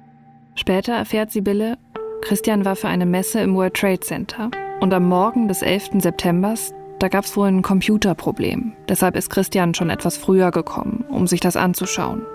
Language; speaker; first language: German; native; German